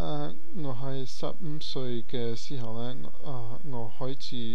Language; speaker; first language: Cantonese; non-native, learner; Portuguese